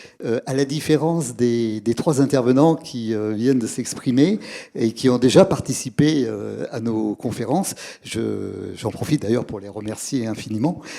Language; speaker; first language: French; native; French